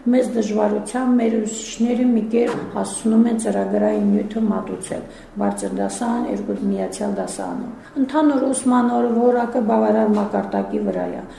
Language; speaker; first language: Armenian; native; Armenian